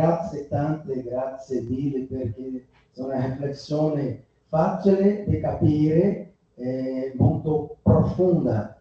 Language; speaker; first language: Italian; non-native, fluent; Portuguese